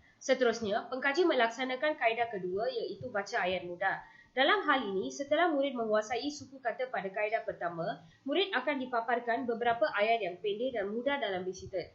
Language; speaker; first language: Malay; non-native, local second language; Tamil